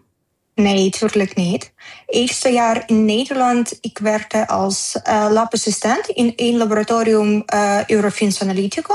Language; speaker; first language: Dutch; non-native, learner; Ukrainian